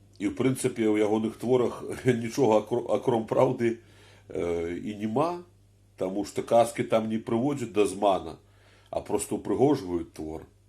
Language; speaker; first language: Belarusian; native; Belarusian